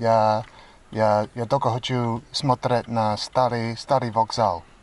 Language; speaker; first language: Russian; non-native, learner; English